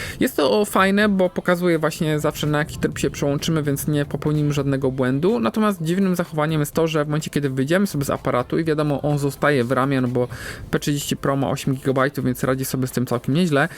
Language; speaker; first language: Polish; native; Polish